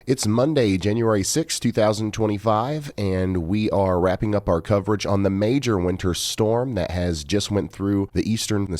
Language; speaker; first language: English; native; English